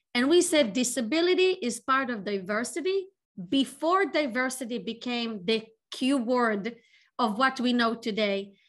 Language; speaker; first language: English; non-native, fluent; Hebrew